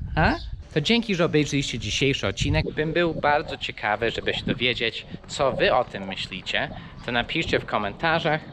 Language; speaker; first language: Polish; early bilingual, heritage; English